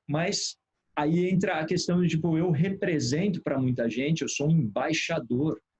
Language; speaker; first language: Portuguese; native; Portuguese